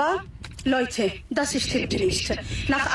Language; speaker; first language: German; non-native, fluent; Somali